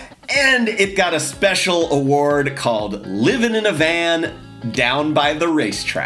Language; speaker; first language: English; native; English